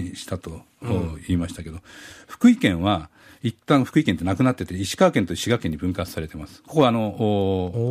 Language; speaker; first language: Japanese; native; Japanese